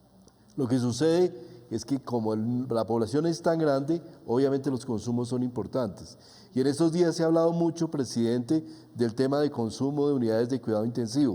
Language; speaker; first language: Spanish; native; Spanish